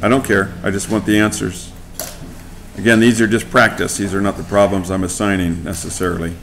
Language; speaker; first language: English; native; English